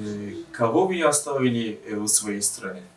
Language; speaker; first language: Russian; non-native, learner; Turkish